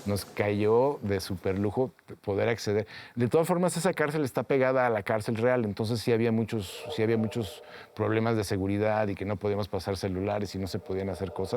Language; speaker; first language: Spanish; native; Spanish